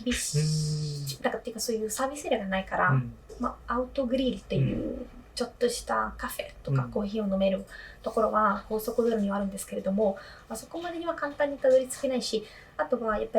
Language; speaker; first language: Japanese; non-native, fluent; Italian